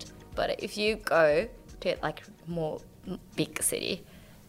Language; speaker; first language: English; non-native, fluent; Japanese